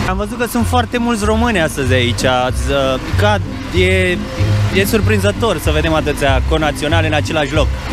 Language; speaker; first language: Romanian; native; Romanian